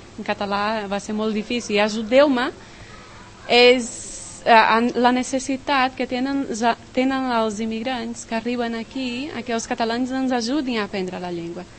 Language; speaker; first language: Catalan; non-native, fluent; Portuguese